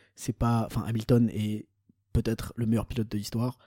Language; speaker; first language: French; early bilingual, other home language; Portuguese